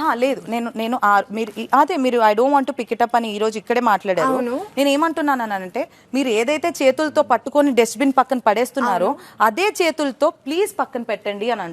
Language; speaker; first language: Telugu; native; Telugu